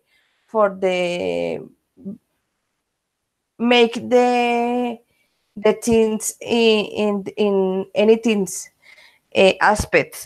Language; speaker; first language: English; non-native, learner; Spanish